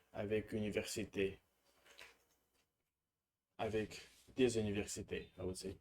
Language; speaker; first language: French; non-native, learner; Russian